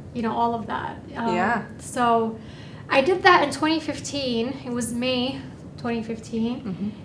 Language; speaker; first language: English; native; English